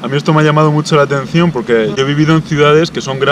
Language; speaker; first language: Spanish; native; Spanish